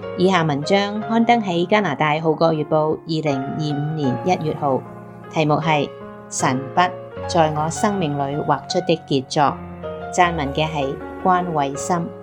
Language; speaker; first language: Chinese; non-native, local second language; Cantonese